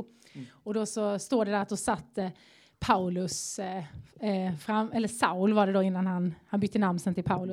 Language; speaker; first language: Swedish; native; Swedish